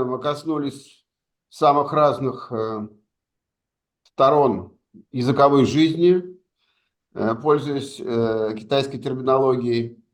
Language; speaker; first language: Russian; native; Russian